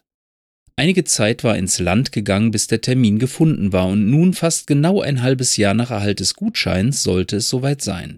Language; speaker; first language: German; native; German